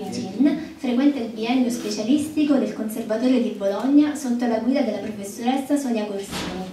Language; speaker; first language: Italian; native; Italian